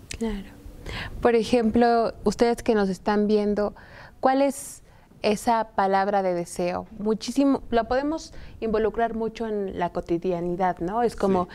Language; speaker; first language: Spanish; native; Spanish